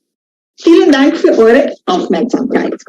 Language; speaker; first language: German; non-native, fluent; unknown